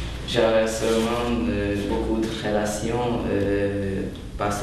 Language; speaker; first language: French; non-native, learner; Hungarian